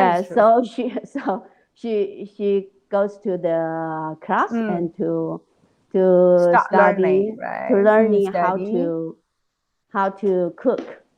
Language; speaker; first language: English; non-native, learner; Chinese